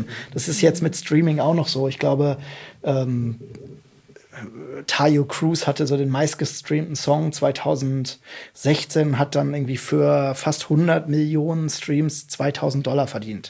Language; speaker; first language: German; native; German